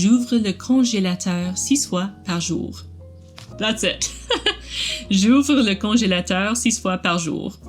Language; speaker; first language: French; non-native, learner; English